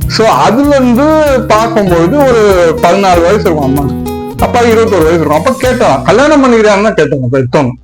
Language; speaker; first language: Tamil; native; Tamil